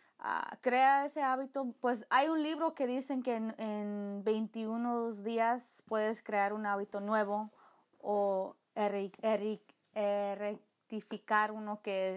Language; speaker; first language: Spanish; early bilingual, heritage; Spanish